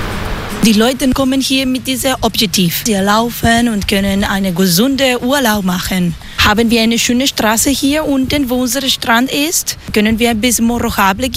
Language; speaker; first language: German; non-native, learner; Spanish